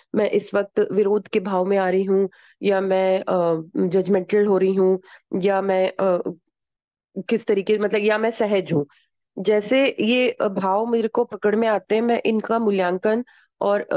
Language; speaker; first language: Hindi; native; Hindi